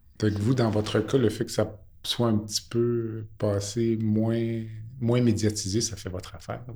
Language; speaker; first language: French; native; French